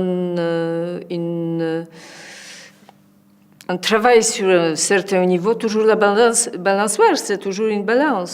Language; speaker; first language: French; non-native, fluent; Polish